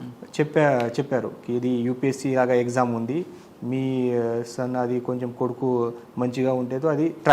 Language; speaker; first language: Telugu; non-native, learner; Marathi